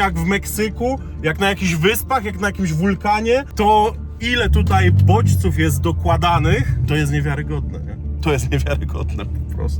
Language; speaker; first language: Polish; native; Polish